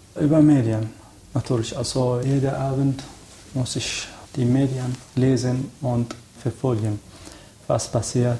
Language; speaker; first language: German; non-native, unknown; Arabic